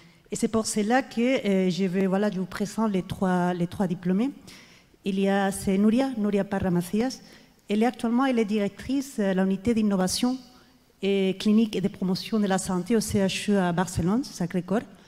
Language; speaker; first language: French; non-native, fluent; Spanish